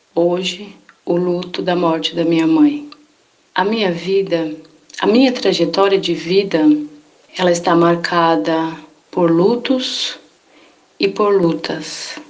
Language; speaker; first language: Portuguese; native; Portuguese